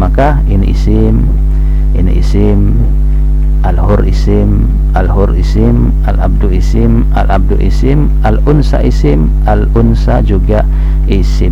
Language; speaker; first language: Arabic; non-native, fluent; Indonesian